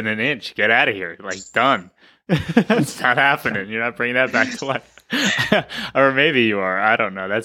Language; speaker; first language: English; native; English